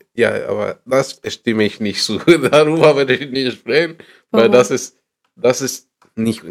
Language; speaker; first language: German; non-native, learner; Spanish